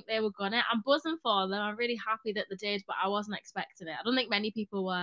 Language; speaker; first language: English; native; English